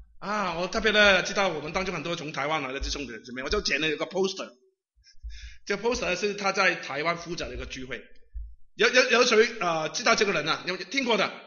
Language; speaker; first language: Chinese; non-native, local second language; Cantonese